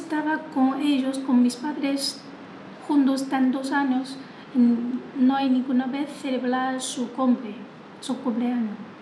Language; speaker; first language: Spanish; non-native, learner; Chinese